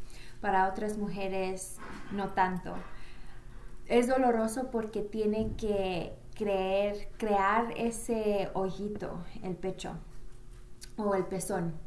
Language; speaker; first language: Spanish; early bilingual, heritage; Spanish